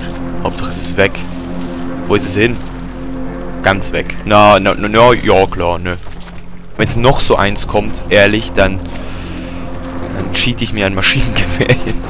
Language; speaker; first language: German; native; German